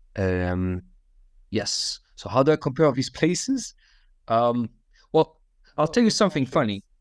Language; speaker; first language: English; non-native, fluent; Russian